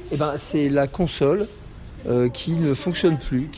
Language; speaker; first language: French; native; French